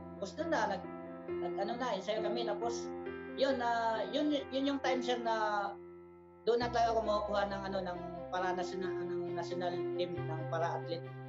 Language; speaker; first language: Filipino; non-native, local second language; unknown